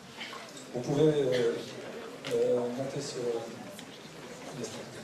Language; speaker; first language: French; native; French